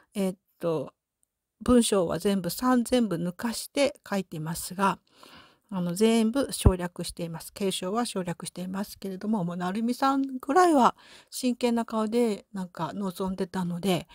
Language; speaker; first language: Japanese; native; Japanese